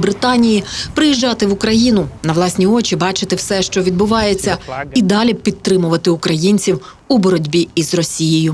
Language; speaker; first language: Ukrainian; native; Ukrainian